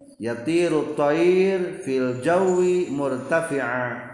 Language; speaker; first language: Arabic; non-native, fluent; Indonesian